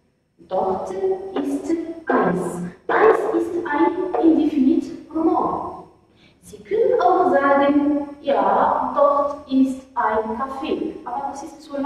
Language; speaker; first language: German; non-native, fluent; Arabic